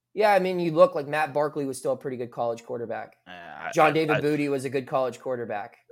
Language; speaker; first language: English; native; English